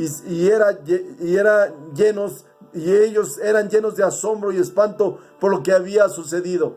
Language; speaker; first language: Spanish; native; Spanish